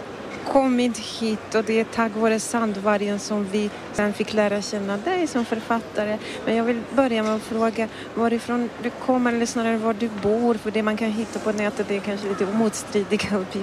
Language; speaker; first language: Swedish; non-native, fluent; Polish